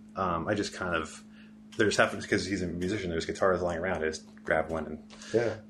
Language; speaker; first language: English; native; English